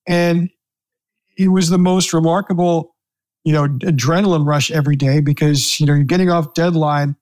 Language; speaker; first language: English; native; English